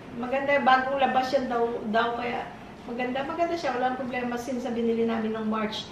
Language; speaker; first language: Filipino; native; Filipino